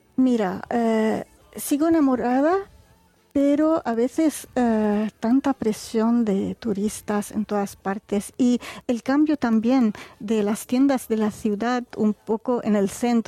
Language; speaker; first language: Spanish; non-native, fluent; Arabic